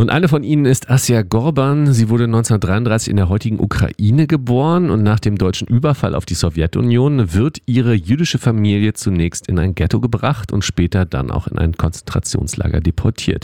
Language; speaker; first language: German; native; German